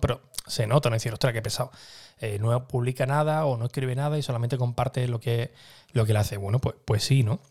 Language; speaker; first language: Spanish; native; Spanish